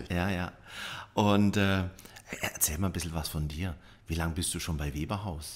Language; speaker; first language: German; native; German